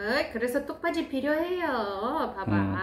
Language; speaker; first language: Korean; non-native, fluent; Russian